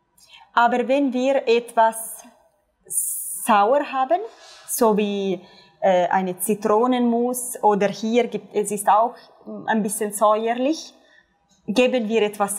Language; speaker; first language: German; non-native, fluent; Italian